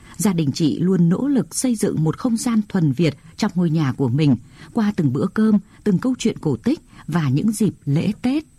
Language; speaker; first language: Vietnamese; native; Vietnamese